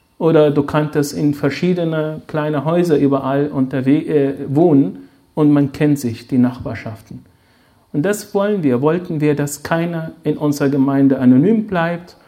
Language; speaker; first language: German; non-native, fluent; Arabic